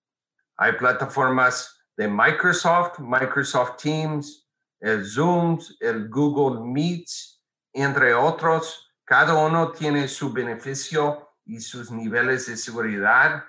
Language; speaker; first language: Spanish; non-native, fluent; English